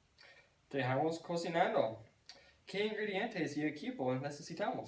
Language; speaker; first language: Spanish; non-native, learner; English